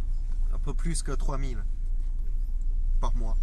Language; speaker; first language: French; non-native, fluent; Chinese